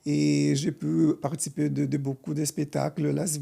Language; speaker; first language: French; non-native, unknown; Portuguese